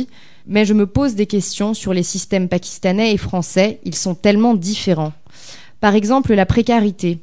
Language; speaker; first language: French; native; French